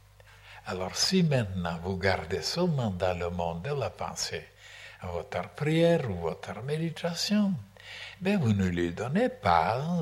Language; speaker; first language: French; non-native, fluent; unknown